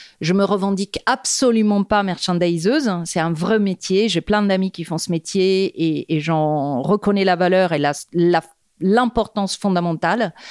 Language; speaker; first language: French; non-native, fluent; Italian